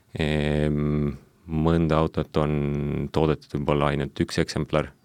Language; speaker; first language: Estonian; non-native, local second language; Russian